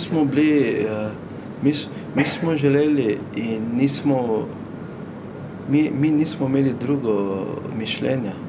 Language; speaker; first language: Slovenian; non-native, fluent; Portuguese